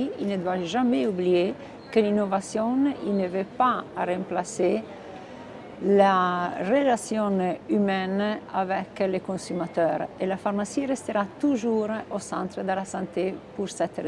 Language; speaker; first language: French; non-native, fluent; Italian